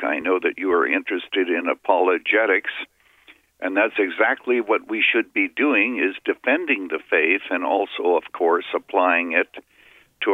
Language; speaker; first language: English; native; English